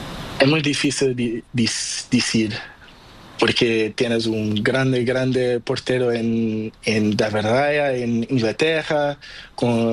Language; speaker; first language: Spanish; non-native, learner; Portuguese